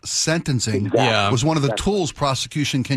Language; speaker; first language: English; native; English